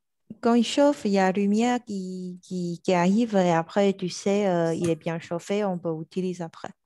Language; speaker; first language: French; non-native, learner; Chinese